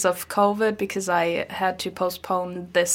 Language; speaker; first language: English; non-native, fluent; German